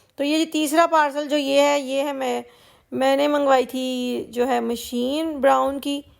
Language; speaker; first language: Urdu; non-native, local second language; Punjabi